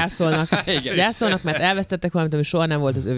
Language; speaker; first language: Hungarian; native; Hungarian